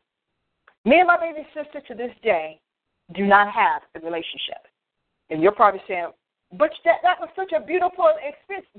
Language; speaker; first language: English; native; English